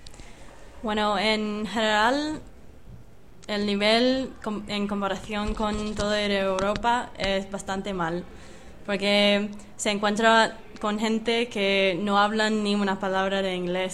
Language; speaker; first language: Spanish; non-native, fluent; English